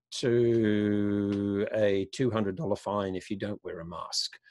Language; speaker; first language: English; native; English